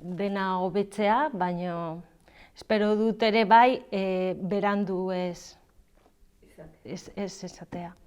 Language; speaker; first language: Basque; non-native, learner; Galician